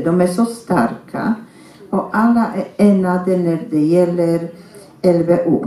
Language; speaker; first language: Swedish; non-native, fluent; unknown